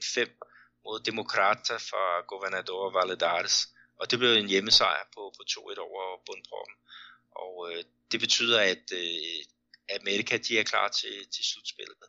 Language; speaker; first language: Danish; native; Danish